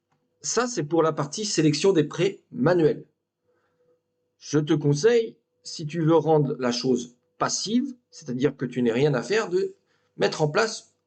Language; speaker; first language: French; native; French